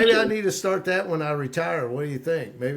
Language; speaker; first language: English; native; English